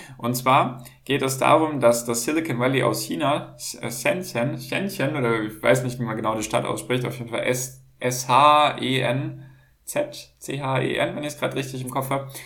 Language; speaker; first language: German; native; German